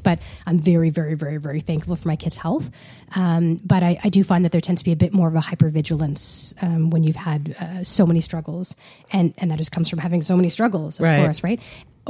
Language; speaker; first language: English; native; English